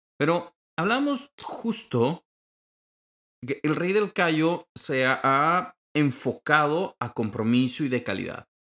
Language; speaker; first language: Spanish; native; Spanish